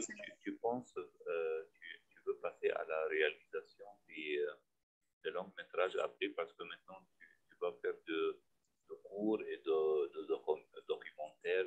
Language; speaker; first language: French; non-native, fluent; Arabic